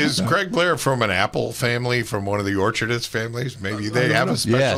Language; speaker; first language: English; native; English